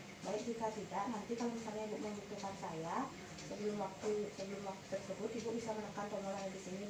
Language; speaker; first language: Indonesian; native; Indonesian